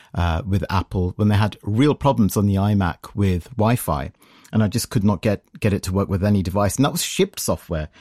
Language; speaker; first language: English; native; English